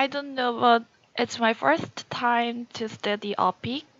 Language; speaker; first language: English; non-native, learner; Korean